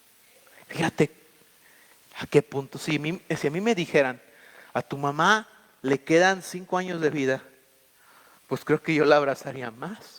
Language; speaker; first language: Spanish; native; Spanish